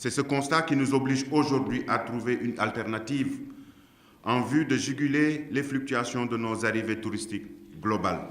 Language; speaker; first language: French; non-native, local second language; Wolof